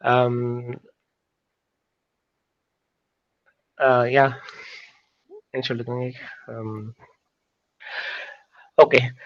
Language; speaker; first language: German; non-native, learner; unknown